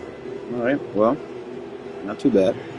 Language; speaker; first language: English; native; English